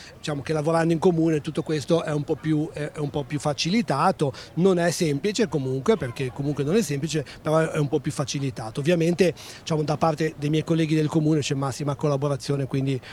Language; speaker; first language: Italian; native; Italian